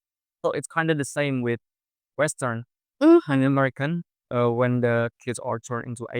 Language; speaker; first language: English; non-native, fluent; Indonesian